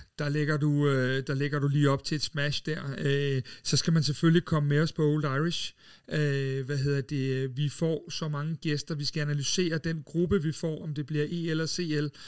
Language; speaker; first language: Danish; native; Danish